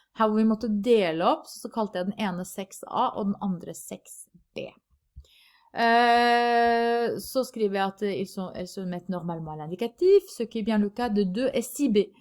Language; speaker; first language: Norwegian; native; Norwegian